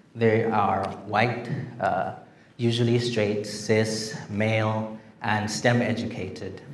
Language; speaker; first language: English; non-native, local second language; Shona